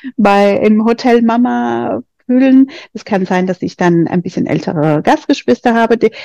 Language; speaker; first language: German; non-native, fluent; Spanish